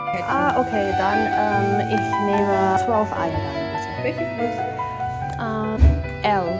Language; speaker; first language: German; non-native, learner; Cantonese